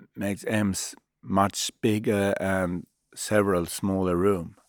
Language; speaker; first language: English; non-native, fluent; Swedish